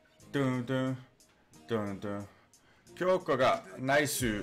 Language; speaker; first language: Japanese; non-native, learner; English